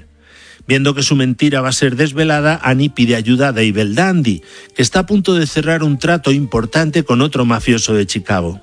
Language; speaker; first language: Spanish; native; Spanish